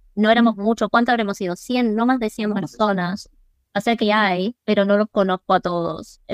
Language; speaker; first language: Spanish; early bilingual, other home language; English